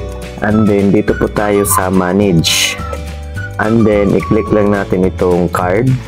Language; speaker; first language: Filipino; native; Filipino